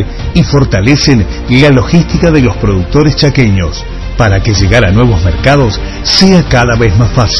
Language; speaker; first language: Spanish; native; Spanish